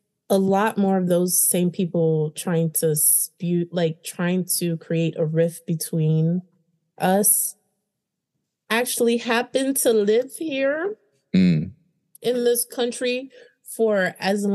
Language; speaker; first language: English; early bilingual, other home language; Haitian Creole